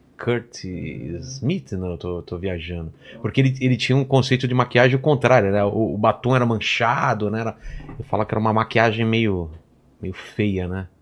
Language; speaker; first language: Portuguese; native; Portuguese